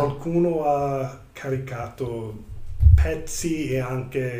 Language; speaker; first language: Italian; non-native, learner; English